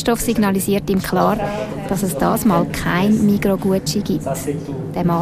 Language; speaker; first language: German; native; German